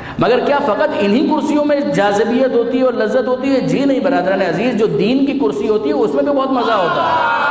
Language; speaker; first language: Urdu; non-native, local second language; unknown